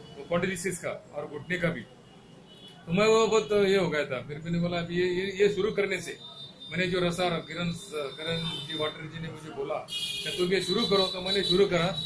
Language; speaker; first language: Hindi; non-native, local second language; Marathi